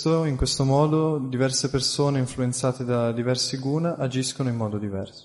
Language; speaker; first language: Italian; native; Italian